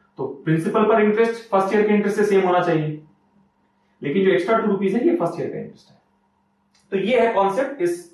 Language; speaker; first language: Hindi; native; Hindi